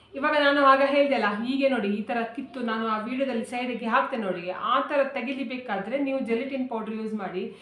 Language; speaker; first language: Kannada; non-native, local second language; Konkani